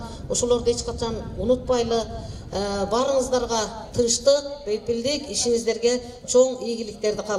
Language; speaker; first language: Kyrgyz; native; Kyrgyz